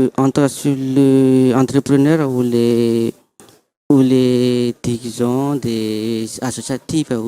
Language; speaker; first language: French; non-native, local second language; Malagasy